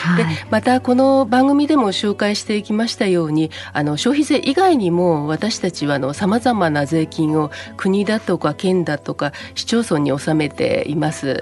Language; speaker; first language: Japanese; native; Japanese